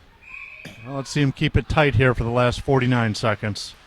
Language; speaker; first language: English; native; English